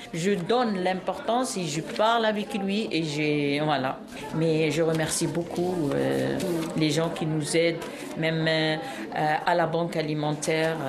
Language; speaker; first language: French; non-native, local second language; Arabic